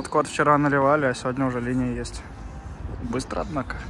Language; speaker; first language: Russian; native; Russian